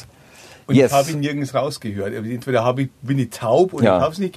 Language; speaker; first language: German; native; German